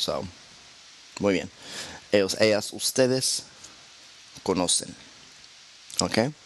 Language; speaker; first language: Spanish; non-native, fluent; English